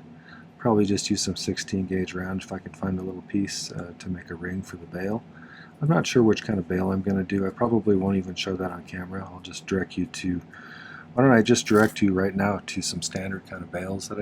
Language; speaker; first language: English; native; English